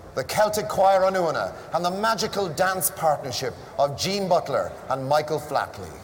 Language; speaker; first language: English; native; English